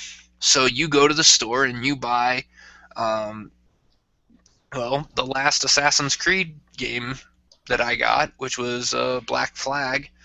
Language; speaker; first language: English; native; English